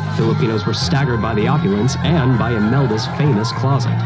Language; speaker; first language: Norwegian; early bilingual, other home language; Filipino